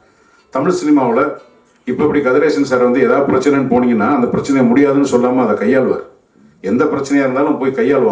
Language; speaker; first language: Tamil; native; Tamil